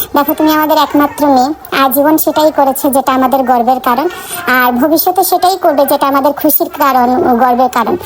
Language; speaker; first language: Bangla; non-native, local second language; Sylheti